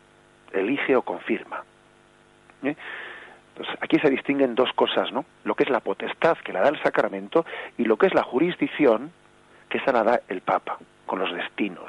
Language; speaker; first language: Spanish; native; Spanish